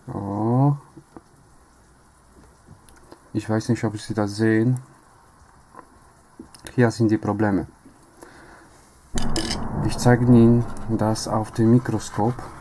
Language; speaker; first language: German; non-native, learner; Polish